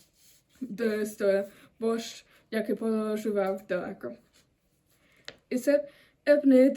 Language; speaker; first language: Ukrainian; non-native, learner; German